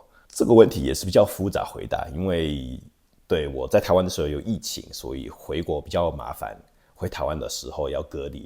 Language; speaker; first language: Chinese; non-native, fluent; English